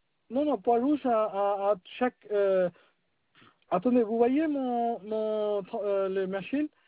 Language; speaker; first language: French; non-native, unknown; Bangla